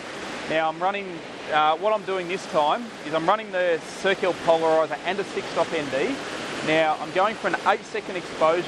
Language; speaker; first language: English; native; English